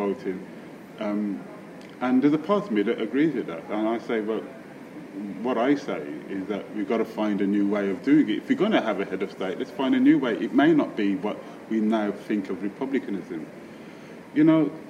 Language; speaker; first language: English; native; English